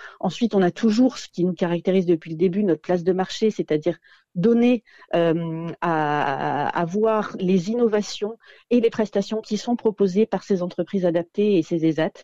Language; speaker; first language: French; native; French